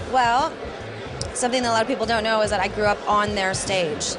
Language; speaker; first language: English; native; English